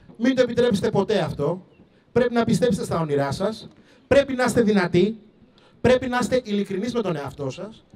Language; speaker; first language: Greek; early bilingual, other home language; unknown